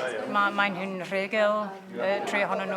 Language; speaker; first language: Welsh; non-native, learner; English